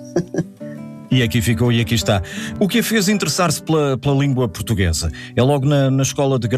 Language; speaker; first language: Portuguese; native; Portuguese